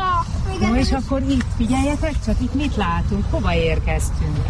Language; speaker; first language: Hungarian; native; Hungarian